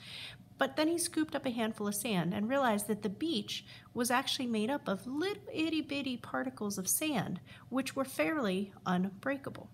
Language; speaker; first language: English; native; English